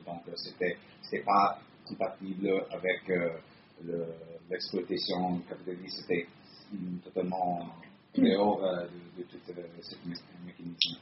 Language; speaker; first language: French; non-native, fluent; Italian